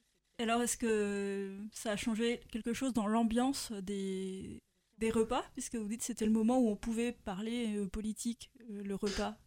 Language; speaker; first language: French; native; French